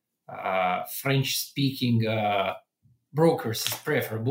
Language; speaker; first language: English; non-native, fluent; Italian